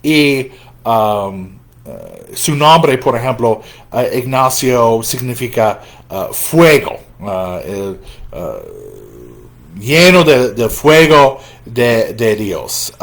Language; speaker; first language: Spanish; non-native, fluent; English